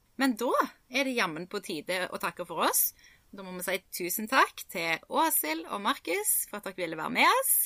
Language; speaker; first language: Norwegian; native; Norwegian